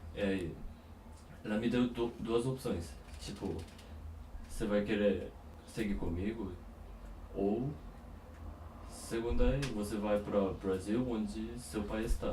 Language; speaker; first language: Portuguese; non-native, fluent; Korean